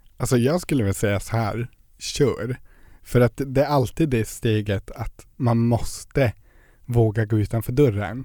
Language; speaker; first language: Swedish; native; Swedish